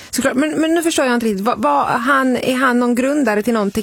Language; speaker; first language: Swedish; native; Swedish